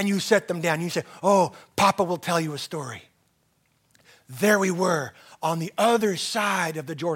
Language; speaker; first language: English; native; English